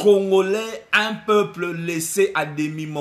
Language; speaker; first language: French; non-native, local second language; Lingala